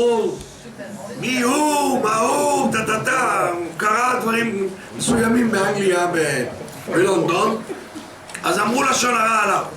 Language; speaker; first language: Hebrew; non-native, fluent; French